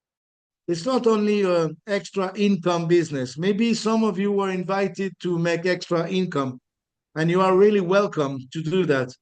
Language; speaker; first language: English; non-native, fluent; French